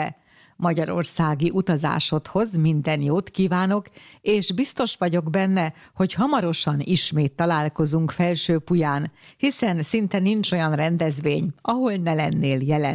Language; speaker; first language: Hungarian; native; Hungarian